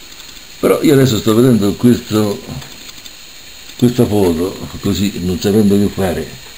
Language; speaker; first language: Italian; native; Italian